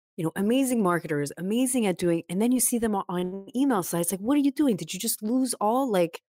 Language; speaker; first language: English; native; English